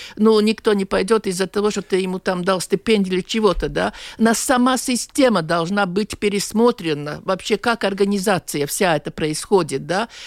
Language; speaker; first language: Russian; non-native, local second language; Latvian